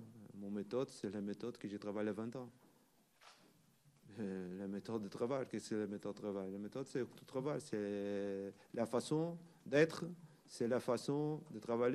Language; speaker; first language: French; non-native, learner; Portuguese